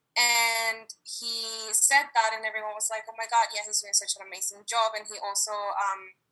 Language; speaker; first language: English; non-native, fluent; Spanish